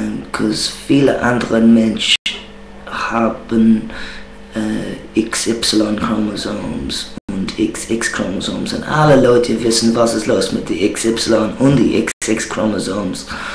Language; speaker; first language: German; non-native, learner; English